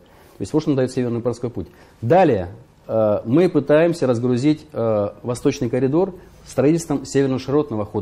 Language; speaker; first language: Russian; native; Russian